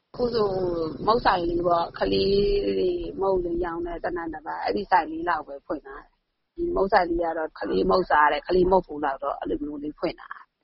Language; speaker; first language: Burmese; native; Burmese